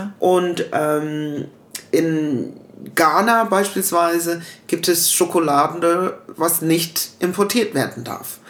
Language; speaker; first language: German; early bilingual, other home language; English